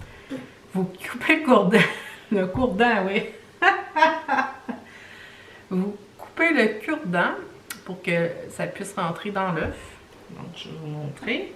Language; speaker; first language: French; native; French